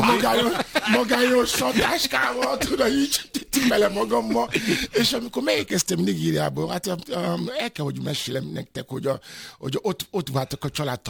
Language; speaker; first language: Hungarian; non-native, learner; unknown